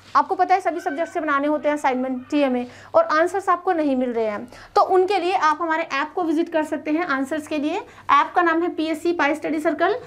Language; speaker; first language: Hindi; native; Hindi